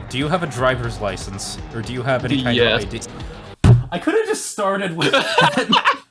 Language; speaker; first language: English; native; English